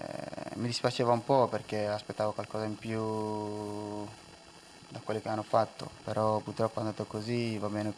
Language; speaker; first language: Italian; non-native, fluent; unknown